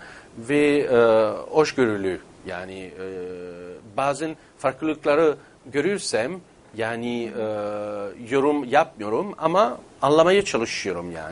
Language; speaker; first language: Turkish; non-native, fluent; Italian